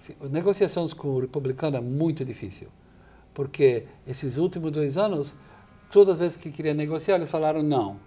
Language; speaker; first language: Portuguese; non-native, fluent; English